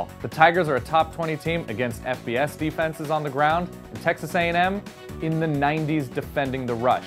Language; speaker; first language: English; native; English